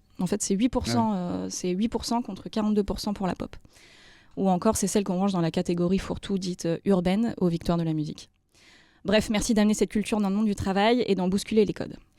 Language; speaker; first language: French; native; French